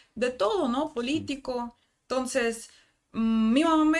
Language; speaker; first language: Spanish; non-native, fluent; Russian